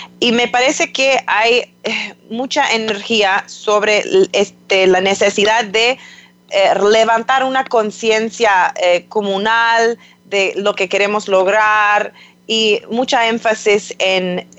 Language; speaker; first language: Spanish; non-native, fluent; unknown